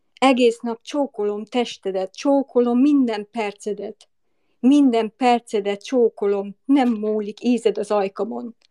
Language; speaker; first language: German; non-native, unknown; Hungarian